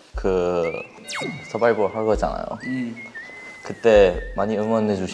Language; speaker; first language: Korean; non-native, fluent; Chinese